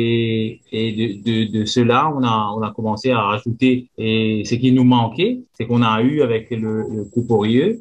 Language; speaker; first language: French; non-native, local second language; Morisyen